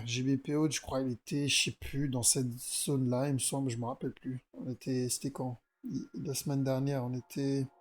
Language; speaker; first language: French; native; French